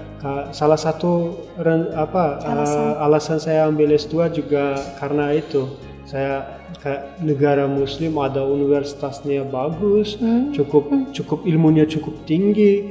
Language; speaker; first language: Indonesian; non-native, fluent; Turkmen